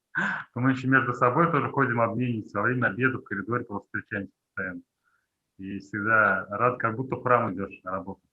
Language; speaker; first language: Russian; native; Russian